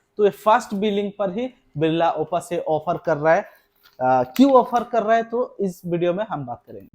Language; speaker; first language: Hindi; non-native, local second language; Assamese